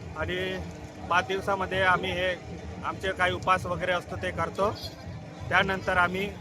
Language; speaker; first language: Marathi; non-native, local second language; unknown